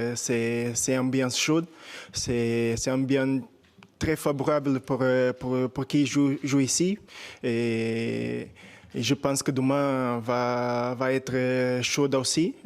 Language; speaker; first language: French; non-native, fluent; Portuguese